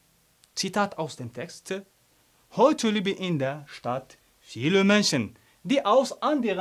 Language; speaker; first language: German; non-native, fluent; Arabic